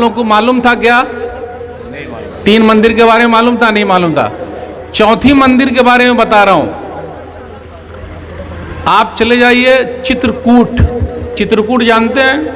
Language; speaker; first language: Hindi; native; Hindi